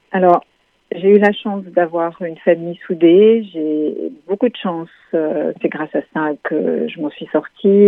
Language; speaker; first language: French; native; French